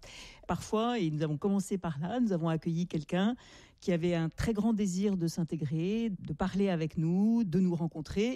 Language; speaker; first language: French; native; French